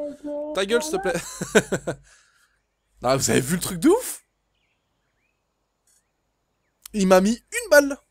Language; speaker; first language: French; native; French